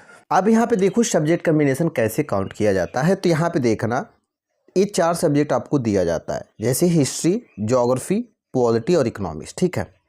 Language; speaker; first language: Hindi; native; Hindi